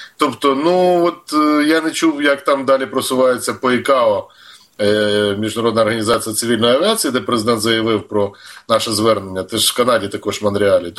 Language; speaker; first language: Ukrainian; native; Ukrainian